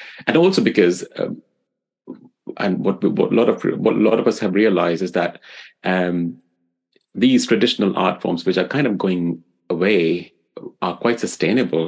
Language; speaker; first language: English; non-native, local second language; Hindi